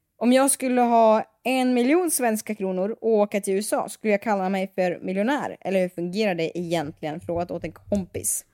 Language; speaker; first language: Swedish; early bilingual, other home language; Russian